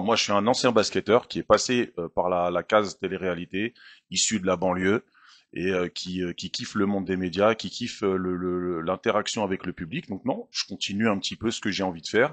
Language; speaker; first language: French; native; French